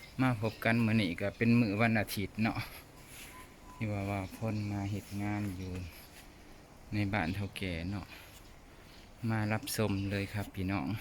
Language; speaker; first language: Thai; non-native, local second language; Northeastern Thai